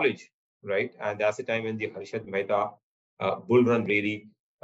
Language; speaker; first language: English; non-native, local second language; Marathi